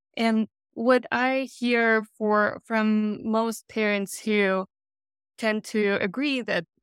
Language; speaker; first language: English; non-native, fluent; Russian